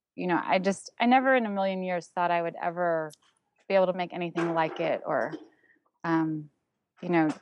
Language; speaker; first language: English; non-native, fluent; German